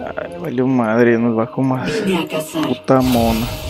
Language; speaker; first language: Spanish; native; Spanish